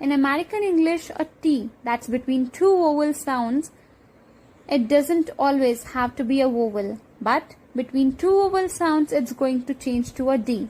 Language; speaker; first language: English; non-native, local second language; Hindi